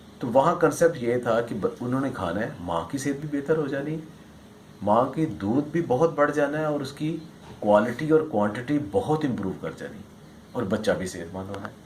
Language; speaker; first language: Urdu; non-native, local second language; Punjabi